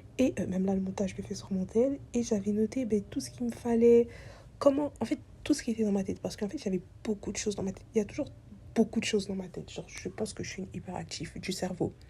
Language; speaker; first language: French; native; French